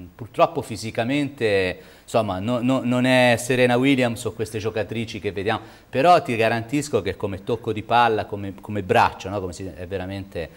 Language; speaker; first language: Italian; native; Italian